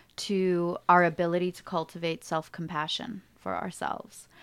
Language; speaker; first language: English; early bilingual, other home language; Ukrainian